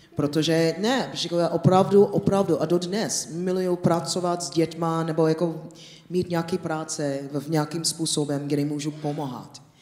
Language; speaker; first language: Czech; non-native, fluent; English